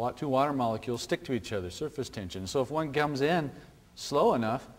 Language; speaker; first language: English; native; English